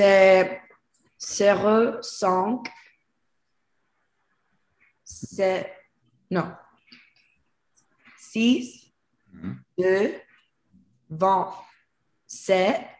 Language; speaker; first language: French; non-native, learner; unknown